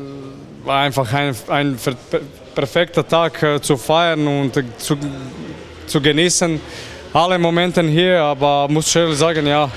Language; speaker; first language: German; non-native, learner; Croatian